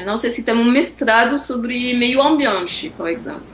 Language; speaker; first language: Portuguese; non-native, fluent; French